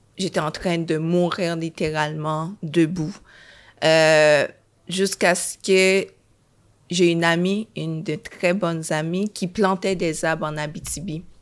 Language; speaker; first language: French; early bilingual, other home language; Haitian Creole